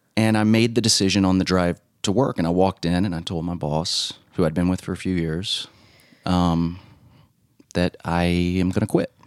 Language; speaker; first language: English; native; English